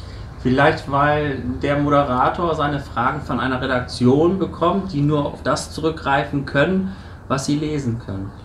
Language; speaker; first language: German; native; German